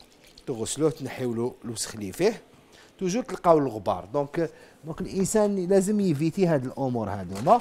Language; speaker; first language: Arabic; native; Arabic